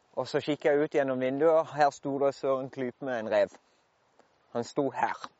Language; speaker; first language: Norwegian; native; Norwegian